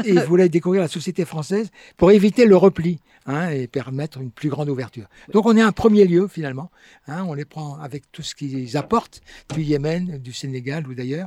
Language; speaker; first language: French; native; French